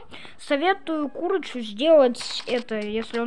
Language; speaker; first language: Russian; native; Russian